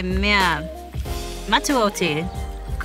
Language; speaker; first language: Māori; non-native, local second language; English